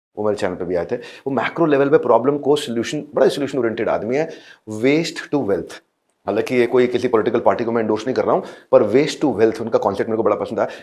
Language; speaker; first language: Hindi; native; Hindi